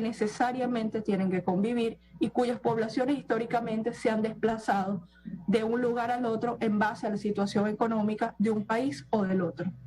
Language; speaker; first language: Spanish; native; Spanish